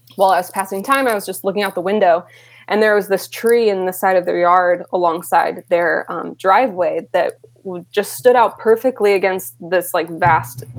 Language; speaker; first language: English; native; English